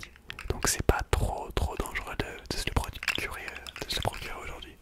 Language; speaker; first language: French; native; French